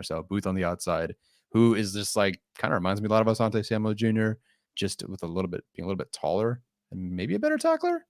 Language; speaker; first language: English; native; English